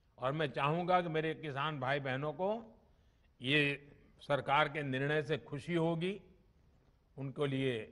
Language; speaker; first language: Hindi; non-native, local second language; Gujarati